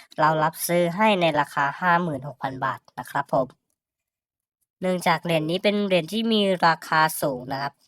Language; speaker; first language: Thai; native; Thai